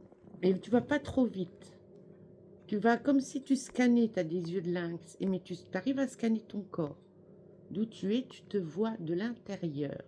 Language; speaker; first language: French; native; French